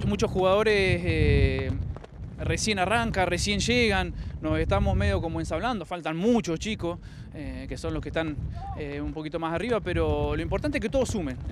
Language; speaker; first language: Spanish; native; Spanish